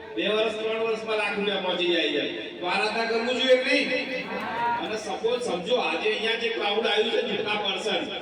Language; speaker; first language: Gujarati; native; Gujarati